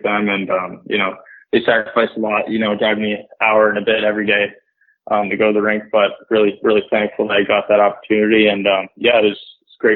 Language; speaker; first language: English; native; English